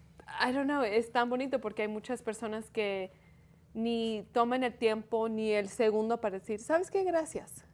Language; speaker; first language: Spanish; early bilingual, heritage; Spanish